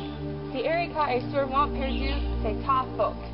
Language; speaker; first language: French; non-native, learner; English